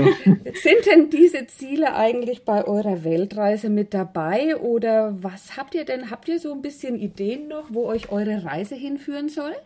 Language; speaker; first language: German; native; German